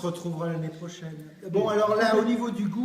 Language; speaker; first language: French; native; French